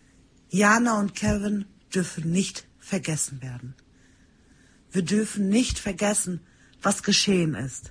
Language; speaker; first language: German; early bilingual, other home language; Turkish